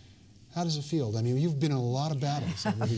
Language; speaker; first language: English; native; English